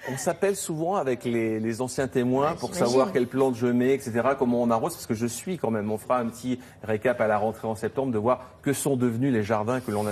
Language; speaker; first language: French; native; French